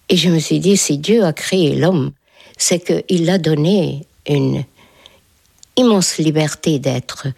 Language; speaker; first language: French; non-native, fluent; Hungarian